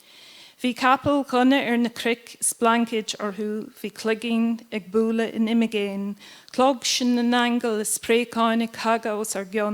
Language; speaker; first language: Irish; non-native, local second language; English